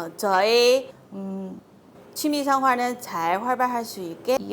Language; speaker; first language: Korean; non-native, learner; Chinese